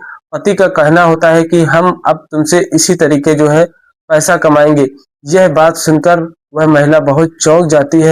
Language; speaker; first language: Hindi; native; Hindi